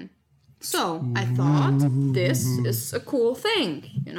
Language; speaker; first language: English; non-native, fluent; Slovak